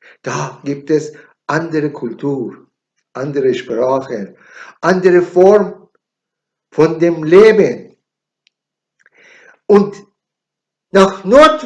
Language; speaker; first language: German; non-native, learner; Persian